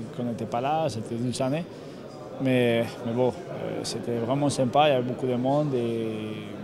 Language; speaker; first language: French; non-native, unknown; Spanish